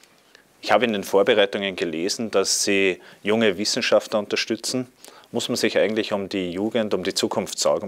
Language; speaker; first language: German; native; German